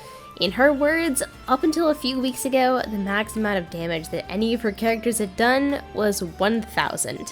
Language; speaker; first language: English; native; English